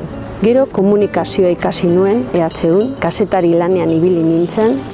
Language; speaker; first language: Basque; non-native, local second language; Spanish